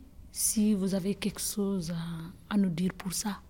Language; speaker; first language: French; non-native, learner; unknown